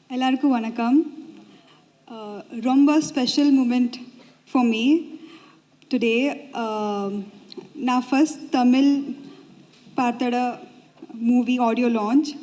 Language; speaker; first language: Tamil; non-native, learner; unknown